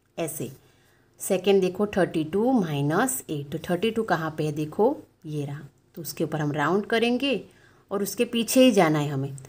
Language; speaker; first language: Hindi; non-native, local second language; Gujarati